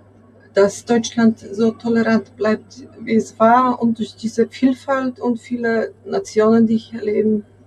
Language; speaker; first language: German; non-native, fluent; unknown